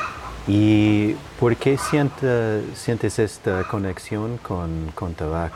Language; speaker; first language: Spanish; non-native, fluent; English